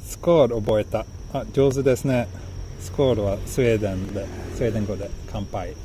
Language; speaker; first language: Japanese; non-native, learner; Swedish